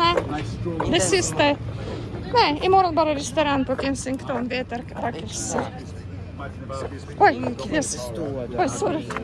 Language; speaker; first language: Swedish; non-native, learner; Russian